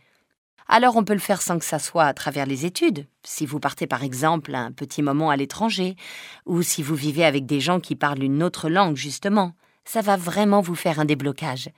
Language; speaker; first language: French; native; French